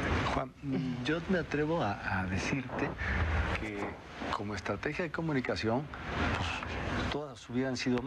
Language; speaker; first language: Spanish; native; Spanish